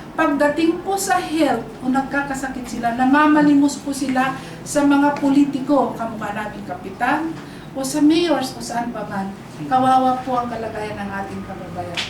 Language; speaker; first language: Filipino; non-native, local second language; Pangasinan